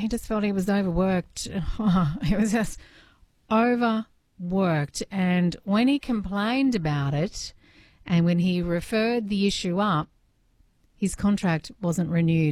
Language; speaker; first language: English; native; English